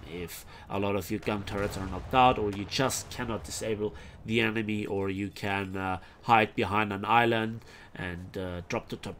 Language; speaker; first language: English; non-native, fluent; German